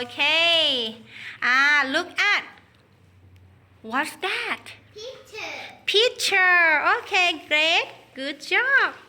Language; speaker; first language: English; non-native, learner; Thai